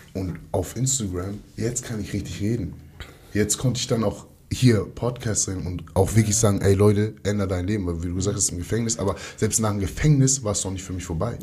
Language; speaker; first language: German; early bilingual, other home language; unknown